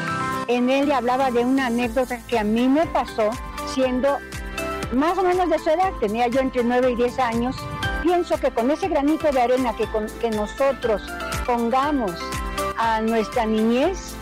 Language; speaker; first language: Spanish; native; Spanish